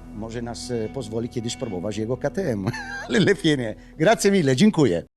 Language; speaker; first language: Polish; non-native, learner; Italian